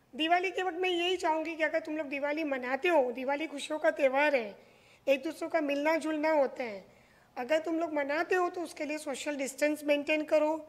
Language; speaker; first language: Hindi; non-native, local second language; Marathi